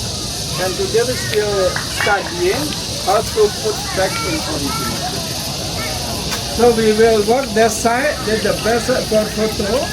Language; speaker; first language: English; non-native, learner; Indonesian